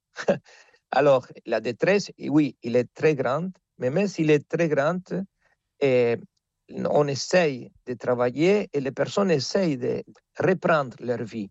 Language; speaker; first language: French; non-native, fluent; Spanish